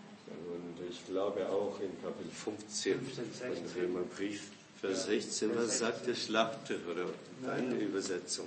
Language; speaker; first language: German; non-native, fluent; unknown